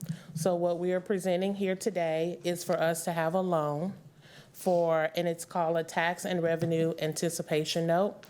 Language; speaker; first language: English; native; English